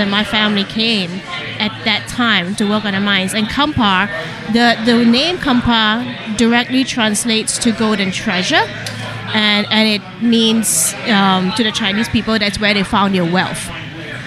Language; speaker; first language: English; non-native, local second language; Cantonese